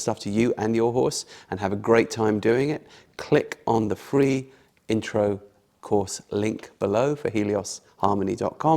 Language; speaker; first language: English; native; English